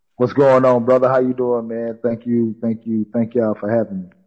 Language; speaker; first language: English; native; English